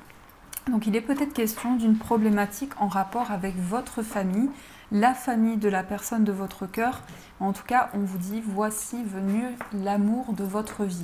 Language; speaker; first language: French; native; French